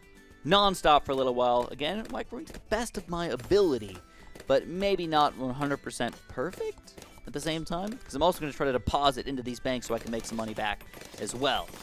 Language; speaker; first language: English; native; English